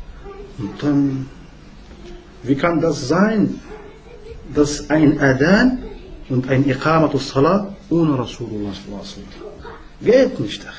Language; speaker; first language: German; non-native, learner; Arabic